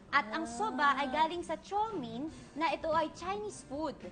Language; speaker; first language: Filipino; early bilingual, other home language; Japanese